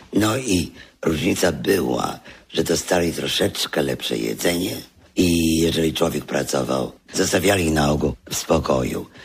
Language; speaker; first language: Polish; early bilingual, heritage; Polish